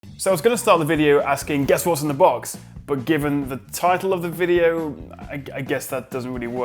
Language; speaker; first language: English; native; English